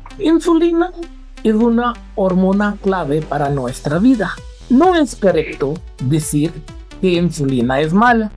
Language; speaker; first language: Spanish; non-native, fluent; Hindi